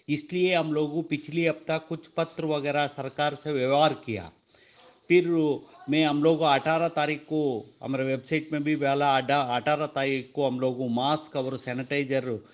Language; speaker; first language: Hindi; non-native, local second language; Kannada